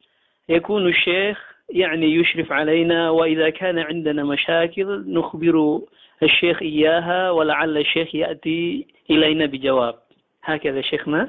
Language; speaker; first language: Arabic; non-native, fluent; Indonesian